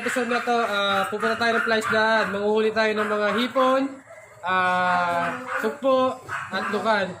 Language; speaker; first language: Filipino; native; Filipino